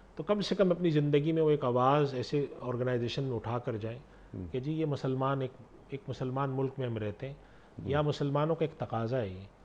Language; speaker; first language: Urdu; native; Urdu